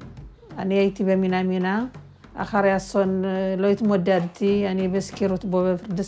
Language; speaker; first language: Hebrew; non-native, learner; Amharic